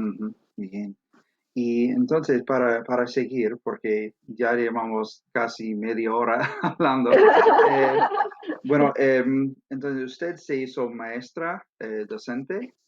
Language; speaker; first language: Spanish; non-native, fluent; English